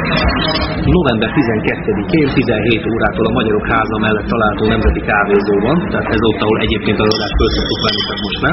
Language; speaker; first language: Hungarian; native; Hungarian